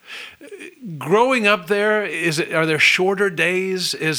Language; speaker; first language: English; native; English